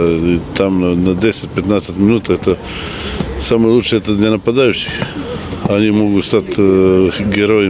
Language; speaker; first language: Russian; non-native, fluent; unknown